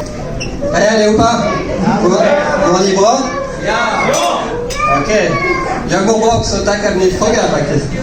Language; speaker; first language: Swedish; non-native, learner; French